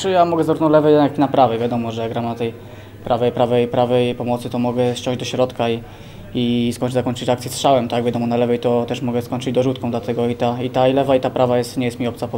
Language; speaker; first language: Polish; native; Polish